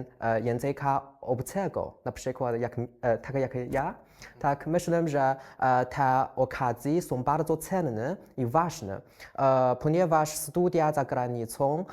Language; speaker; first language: Polish; non-native, fluent; Chinese